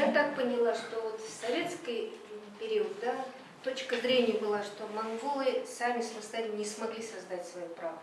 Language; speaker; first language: Russian; native; Russian